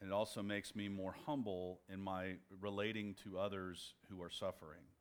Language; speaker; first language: English; native; English